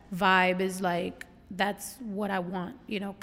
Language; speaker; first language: English; early bilingual, other home language; Spanish